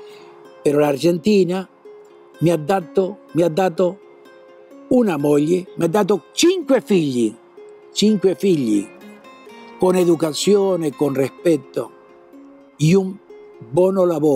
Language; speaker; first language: Italian; early bilingual, heritage; Italian